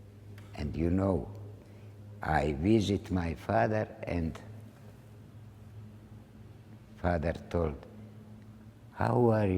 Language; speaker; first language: English; non-native, learner; Ladino